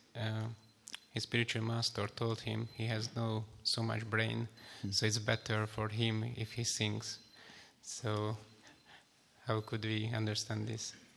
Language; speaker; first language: English; non-native, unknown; Hungarian